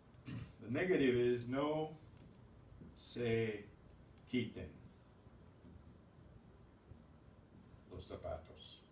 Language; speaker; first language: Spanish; non-native, fluent; English